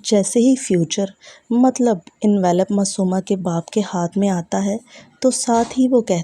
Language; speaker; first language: Urdu; native; Urdu